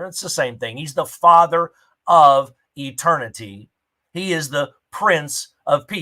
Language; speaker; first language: English; native; English